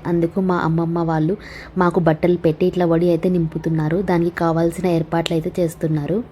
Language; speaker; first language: Telugu; non-native, local second language; Urdu